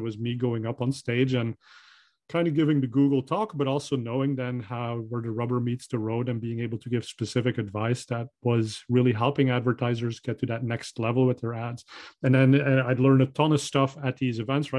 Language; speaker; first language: English; non-native, fluent; Dutch